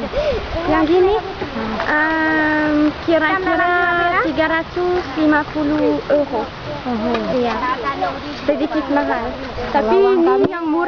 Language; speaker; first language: Indonesian; non-native, fluent; French